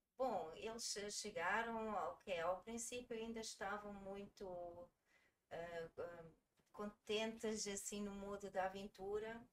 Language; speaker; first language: Portuguese; early bilingual, heritage; Portuguese